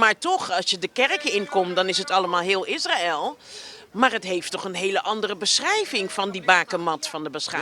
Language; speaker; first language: Dutch; native; Dutch